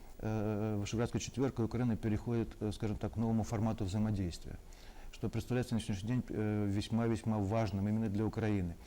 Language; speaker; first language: Russian; native; Russian